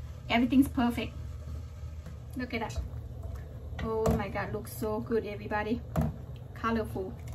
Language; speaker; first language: English; non-native, learner; Lao